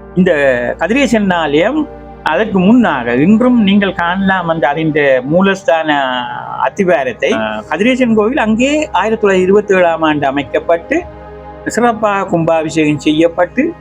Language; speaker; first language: Tamil; native; Tamil